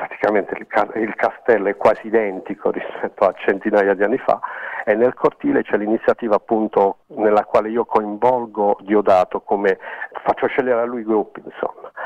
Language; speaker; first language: Italian; native; Italian